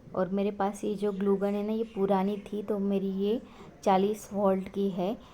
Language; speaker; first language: Hindi; non-native, local second language; Marathi